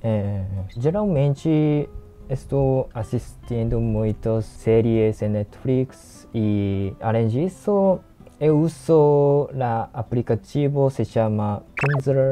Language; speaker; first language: Portuguese; non-native, learner; Japanese